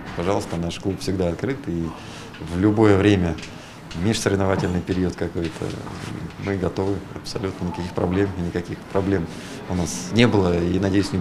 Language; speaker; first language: Russian; native; Russian